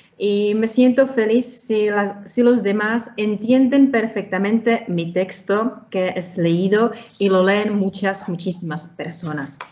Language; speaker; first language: Spanish; non-native, fluent; Czech